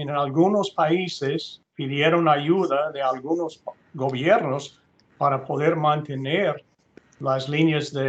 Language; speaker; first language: Spanish; non-native, fluent; English